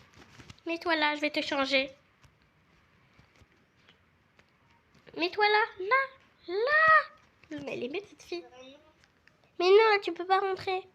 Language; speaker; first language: French; native; French